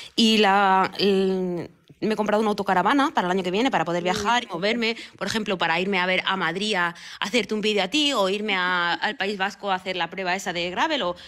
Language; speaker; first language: Spanish; native; Spanish